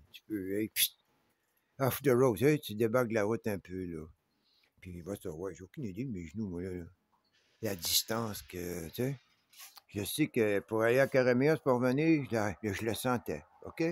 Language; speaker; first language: French; native; French